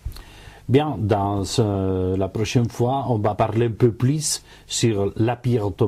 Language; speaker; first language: French; non-native, learner; Catalan